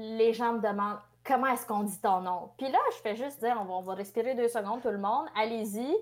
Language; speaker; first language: French; early bilingual, other home language; Tamil